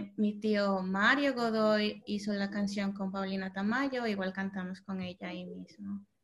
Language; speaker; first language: Spanish; early bilingual, heritage; Spanish